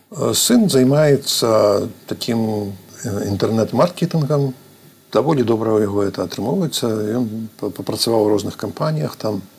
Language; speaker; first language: Belarusian; native; Belarusian